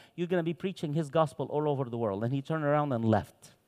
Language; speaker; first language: English; non-native, fluent; Arabic